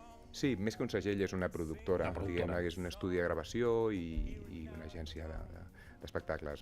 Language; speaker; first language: Catalan; native; Catalan